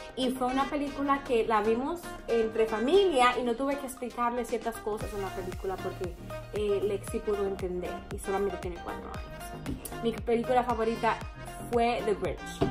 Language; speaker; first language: Spanish; early bilingual, heritage; Spanish